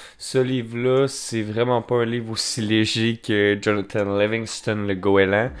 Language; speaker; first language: French; native; French